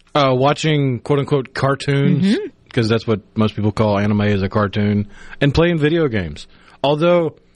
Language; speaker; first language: English; native; English